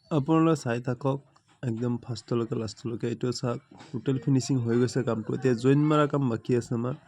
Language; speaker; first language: Assamese; non-native, local second language; Bangla